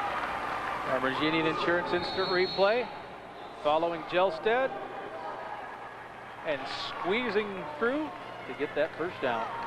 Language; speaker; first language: English; native; English